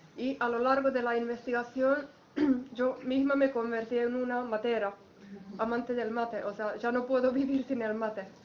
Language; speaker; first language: Spanish; non-native, fluent; Finnish